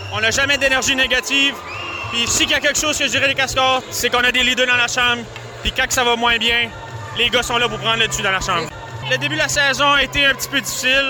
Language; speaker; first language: French; native; French